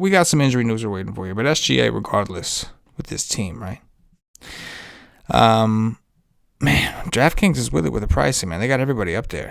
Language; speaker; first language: English; native; English